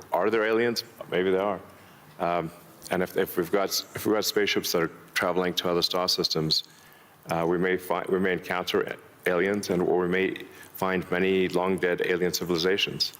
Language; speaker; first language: English; early bilingual, other home language; Afrikaans